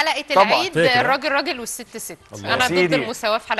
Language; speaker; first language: Arabic; native; Arabic